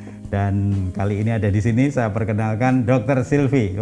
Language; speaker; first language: Indonesian; native; Indonesian